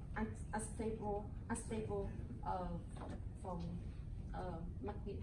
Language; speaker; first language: English; non-native, learner; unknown